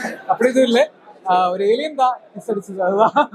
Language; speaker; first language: Tamil; non-native, learner; Malayalam